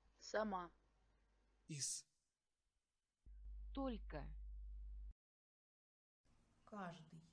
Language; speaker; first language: Russian; non-native, learner; English